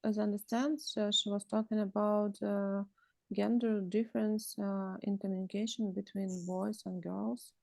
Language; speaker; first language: English; non-native, learner; Russian